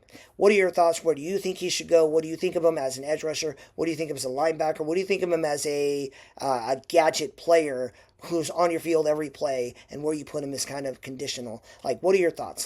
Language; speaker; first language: English; native; English